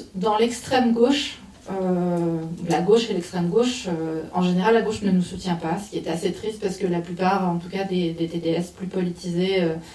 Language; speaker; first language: French; native; French